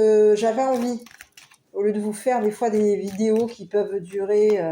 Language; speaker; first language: French; native; French